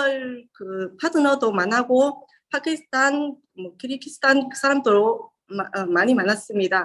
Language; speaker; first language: Korean; non-native, learner; Vietnamese